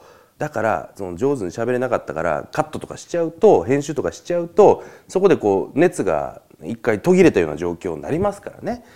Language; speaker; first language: Japanese; native; Japanese